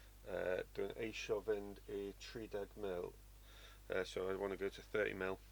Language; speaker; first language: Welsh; non-native, learner; English